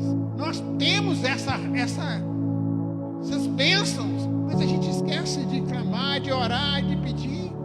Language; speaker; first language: Portuguese; native; Portuguese